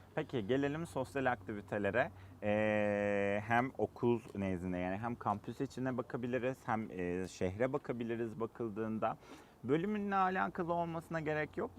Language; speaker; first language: Turkish; native; Turkish